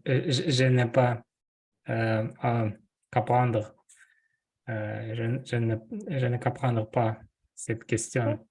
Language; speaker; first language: French; non-native, learner; Russian